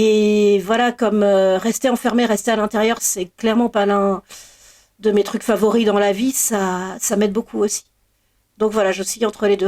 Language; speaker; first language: French; native; French